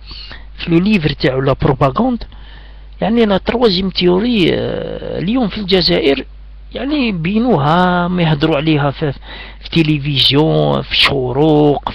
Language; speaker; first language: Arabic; native; Arabic